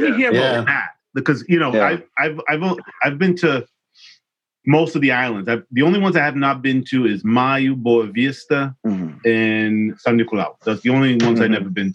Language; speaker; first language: English; non-native, fluent; Kabuverdianu